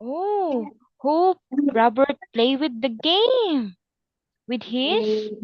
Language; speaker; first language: English; non-native, local second language; Filipino